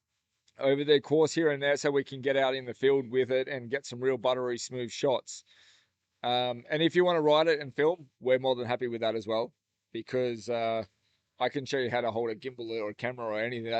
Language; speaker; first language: English; native; English